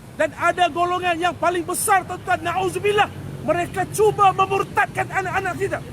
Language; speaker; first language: Malay; native; Malay